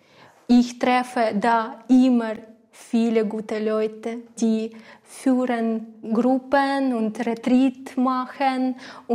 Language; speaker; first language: German; non-native, learner; Ukrainian